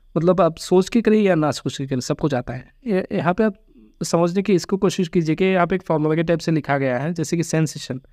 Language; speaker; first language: Hindi; non-native, local second language; Bangla